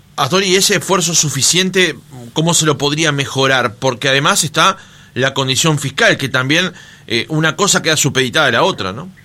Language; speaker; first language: Spanish; native; Spanish